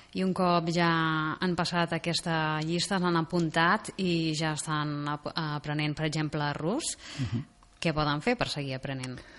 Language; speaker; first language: Catalan; native; Catalan